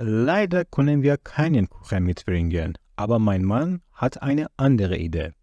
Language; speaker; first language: German; non-native, fluent; Persian